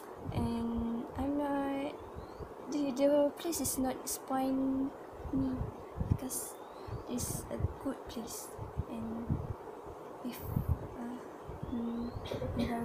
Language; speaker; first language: English; non-native, learner; Malay